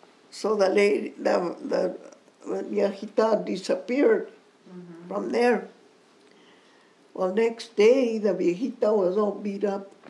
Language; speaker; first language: English; early bilingual, other home language; Spanish